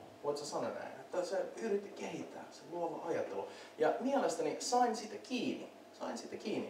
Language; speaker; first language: Finnish; non-native, fluent; Russian